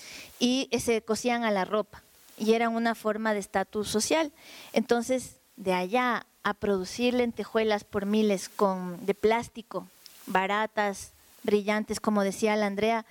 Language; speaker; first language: Spanish; native; Spanish